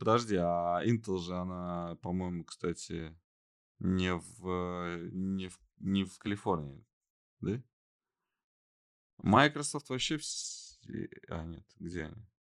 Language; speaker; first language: Russian; native; Russian